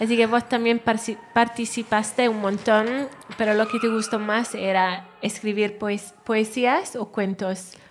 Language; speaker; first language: Spanish; non-native, fluent; Welsh